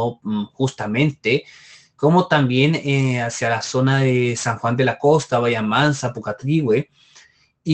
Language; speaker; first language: Spanish; native; Spanish